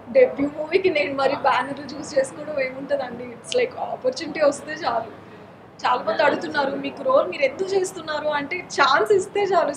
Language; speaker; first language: Telugu; non-native, local second language; Marathi